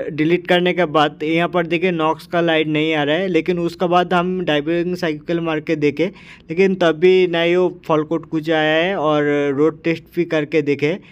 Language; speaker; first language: Hindi; native; Hindi